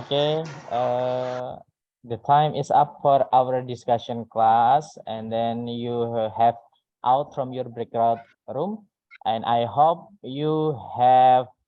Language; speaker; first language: English; non-native, fluent; Indonesian